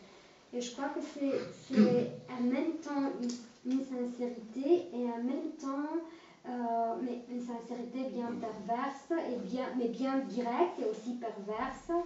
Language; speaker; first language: French; non-native, fluent; Romanian